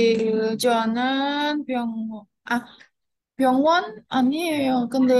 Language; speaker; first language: Korean; non-native, learner; Indonesian